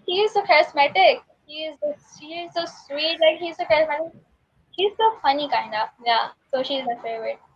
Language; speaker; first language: English; non-native, local second language; Urdu